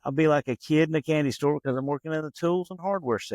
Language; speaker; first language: English; native; English